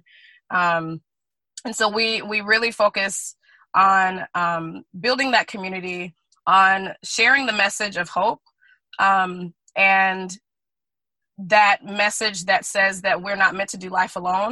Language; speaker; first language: English; native; English